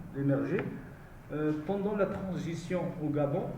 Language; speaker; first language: French; non-native, local second language; Arabic